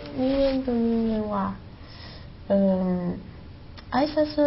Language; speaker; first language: Japanese; non-native, learner; Chinese